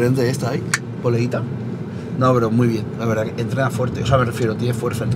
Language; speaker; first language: Spanish; native; Spanish